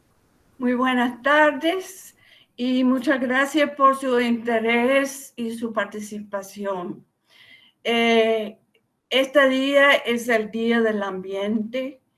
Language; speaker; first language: Spanish; non-native, fluent; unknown